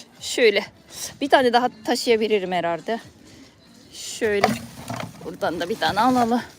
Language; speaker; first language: Turkish; non-native, fluent; Japanese